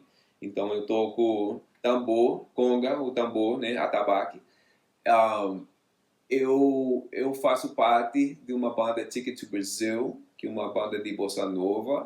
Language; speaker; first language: Portuguese; non-native, fluent; English